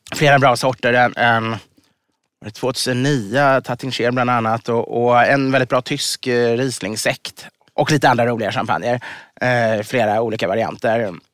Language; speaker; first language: Swedish; native; Swedish